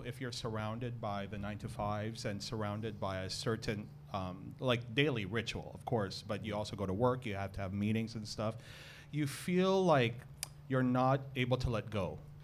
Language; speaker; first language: English; non-native, local second language; Filipino